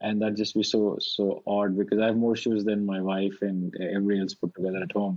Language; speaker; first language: English; non-native, local second language; Hindi